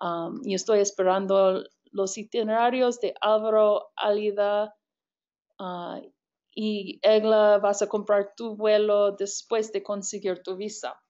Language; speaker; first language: Spanish; non-native, fluent; English